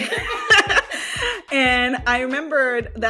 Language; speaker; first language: English; native; English